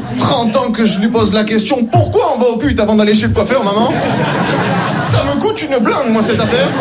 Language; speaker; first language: French; native; French